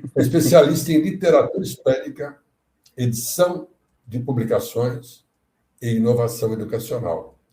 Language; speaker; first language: Portuguese; native; Portuguese